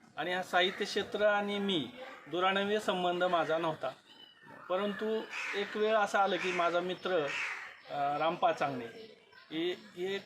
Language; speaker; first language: Marathi; native; Marathi